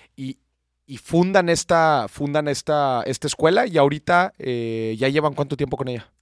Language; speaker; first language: Spanish; native; Spanish